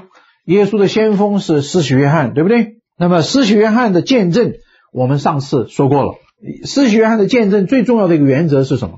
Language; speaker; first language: Chinese; native; Chinese